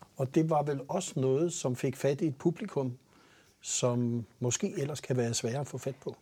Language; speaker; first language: Danish; native; Danish